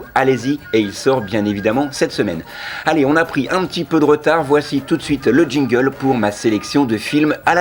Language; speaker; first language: French; native; French